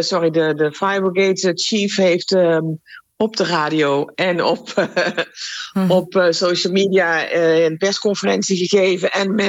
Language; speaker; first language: Dutch; native; Dutch